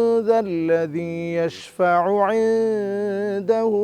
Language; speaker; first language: Arabic; non-native, fluent; Bangla